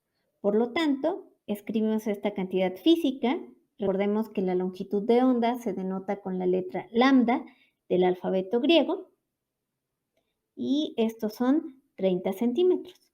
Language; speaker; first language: Spanish; native; Spanish